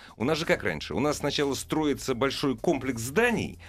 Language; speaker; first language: Russian; native; Russian